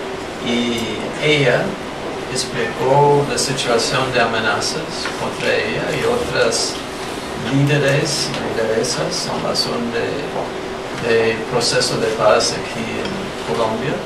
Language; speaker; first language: Spanish; non-native, fluent; English